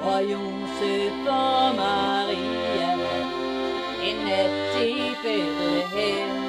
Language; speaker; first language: Danish; native; Danish